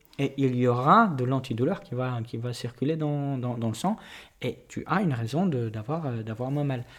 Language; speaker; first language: French; non-native, fluent; Polish